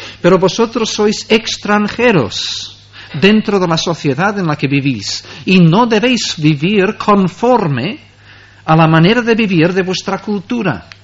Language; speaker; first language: Spanish; non-native, fluent; English